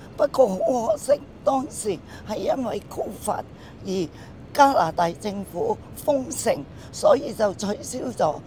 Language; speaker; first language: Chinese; non-native, local second language; Cantonese